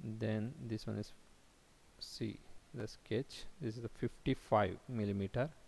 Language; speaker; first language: English; non-native, local second language; Kannada